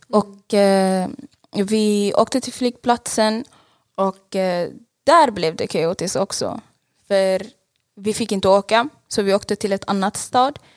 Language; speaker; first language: Swedish; non-native, fluent; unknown